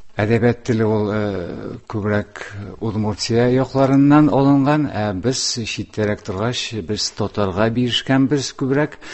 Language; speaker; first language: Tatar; non-native, local second language; Udmurt